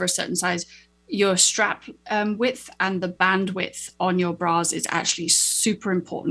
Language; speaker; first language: English; native; English